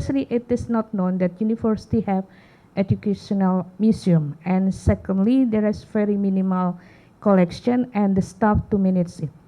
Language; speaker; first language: English; non-native, learner; Indonesian